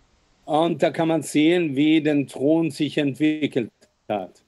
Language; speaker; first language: German; non-native, fluent; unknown